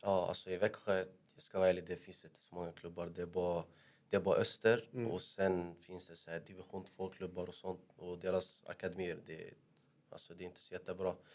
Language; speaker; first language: Swedish; early bilingual, other home language; Arabic